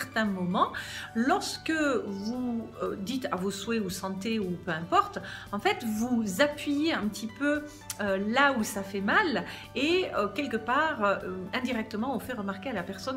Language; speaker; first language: French; native; French